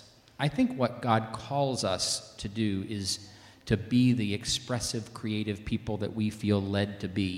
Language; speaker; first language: English; native; English